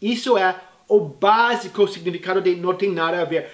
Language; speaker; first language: Portuguese; non-native, fluent; English